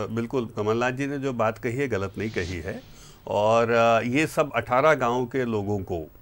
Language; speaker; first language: Hindi; native; Hindi